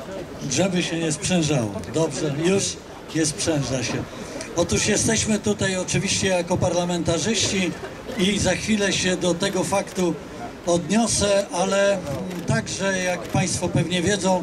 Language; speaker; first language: Polish; native; Polish